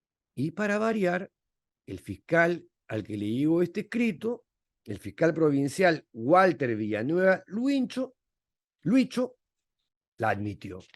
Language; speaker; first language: Spanish; native; Spanish